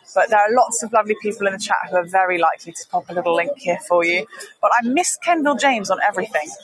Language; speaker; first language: English; native; English